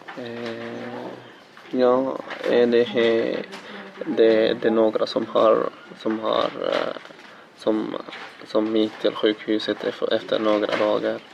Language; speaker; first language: Swedish; non-native, learner; Arabic